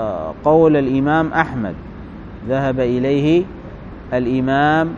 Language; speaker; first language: Arabic; native; Arabic